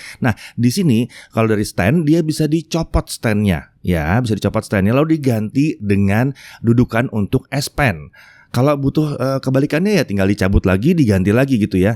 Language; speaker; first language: Indonesian; native; Indonesian